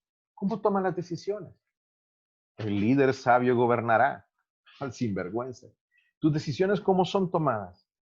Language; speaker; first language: Spanish; native; Spanish